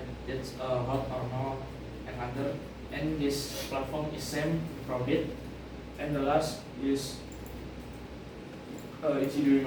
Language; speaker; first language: English; non-native, learner; Indonesian